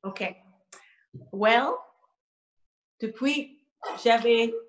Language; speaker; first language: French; non-native, learner; English